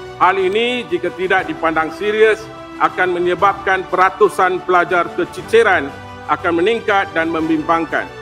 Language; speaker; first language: Malay; non-native, local second language; Tamil